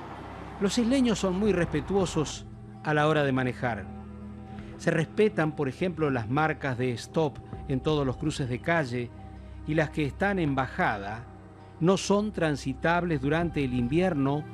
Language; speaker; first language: Spanish; native; Spanish